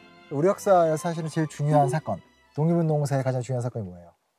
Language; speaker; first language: Korean; native; Korean